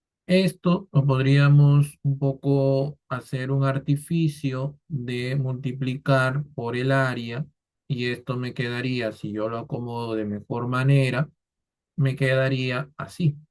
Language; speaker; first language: Spanish; native; Spanish